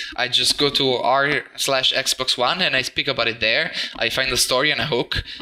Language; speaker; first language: English; non-native, fluent; Italian